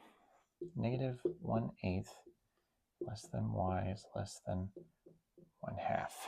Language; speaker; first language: English; native; English